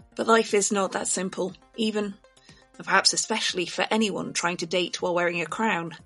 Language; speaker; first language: English; native; English